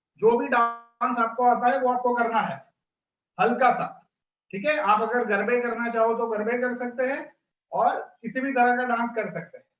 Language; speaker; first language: Hindi; non-native, local second language; Gujarati